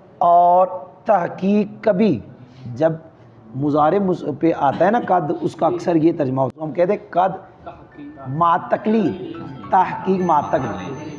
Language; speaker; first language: Urdu; non-native, local second language; Punjabi